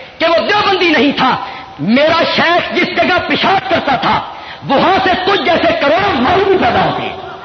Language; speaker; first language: Urdu; non-native, local second language; Punjabi